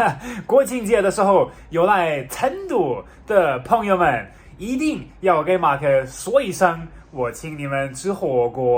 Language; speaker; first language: Chinese; non-native, fluent; German